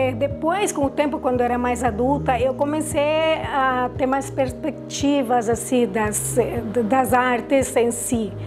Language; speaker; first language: Portuguese; non-native, fluent; Spanish